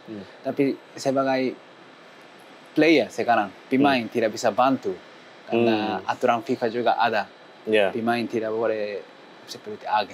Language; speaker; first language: Indonesian; non-native, learner; Japanese